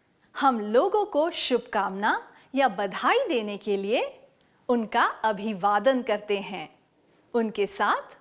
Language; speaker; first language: Hindi; native; Hindi